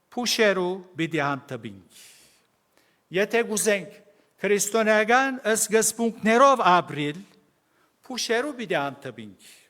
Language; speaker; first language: Armenian; native; Armenian